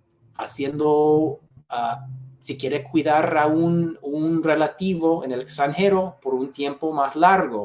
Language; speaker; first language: Spanish; non-native, fluent; English